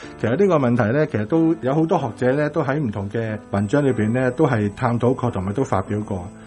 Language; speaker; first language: Chinese; non-native, local second language; Cantonese